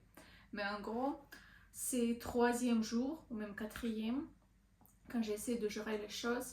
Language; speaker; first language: French; non-native, learner; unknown